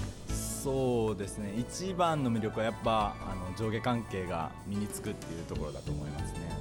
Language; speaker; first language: Japanese; native; Japanese